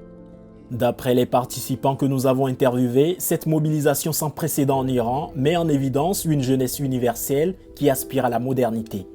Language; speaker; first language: French; native; French